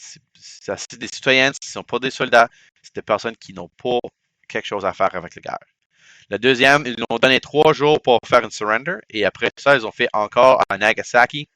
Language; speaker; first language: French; non-native, local second language; English